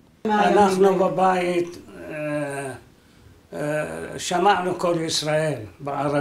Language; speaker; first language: Hebrew; non-native, fluent; Arabic